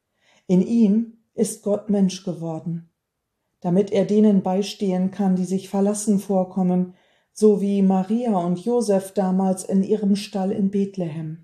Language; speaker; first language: German; native; German